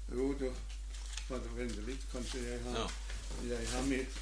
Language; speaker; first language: Norwegian; non-native, learner; German